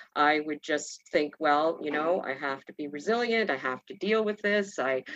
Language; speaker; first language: English; native; English